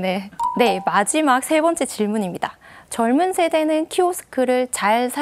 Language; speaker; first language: Korean; native; Korean